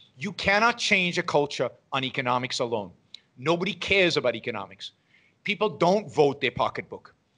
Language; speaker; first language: English; non-native, fluent; Hebrew